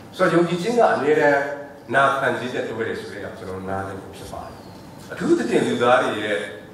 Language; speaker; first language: Burmese; non-native, local second language; S'gaw Karen